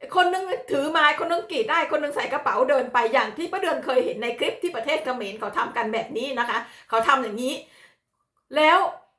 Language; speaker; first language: Thai; native; Thai